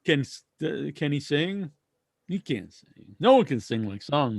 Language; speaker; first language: English; native; English